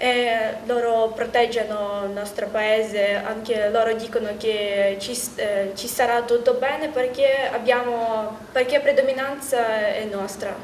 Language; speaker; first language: Italian; non-native, learner; Ukrainian